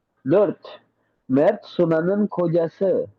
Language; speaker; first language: Turkish; non-native, fluent; Indonesian